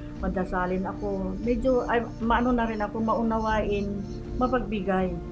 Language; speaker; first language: Filipino; non-native, local second language; Iloko